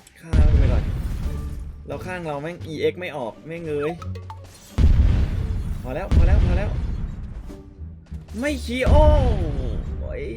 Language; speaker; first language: Thai; native; Thai